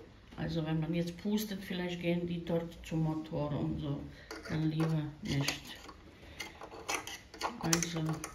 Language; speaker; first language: German; non-native, fluent; Croatian